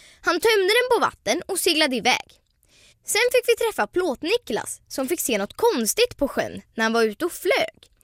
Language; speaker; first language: Swedish; native; Swedish